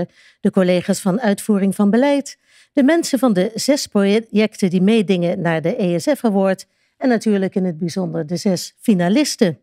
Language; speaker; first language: Dutch; native; Dutch